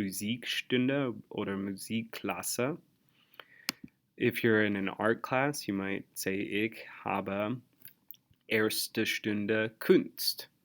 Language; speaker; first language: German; non-native, fluent; English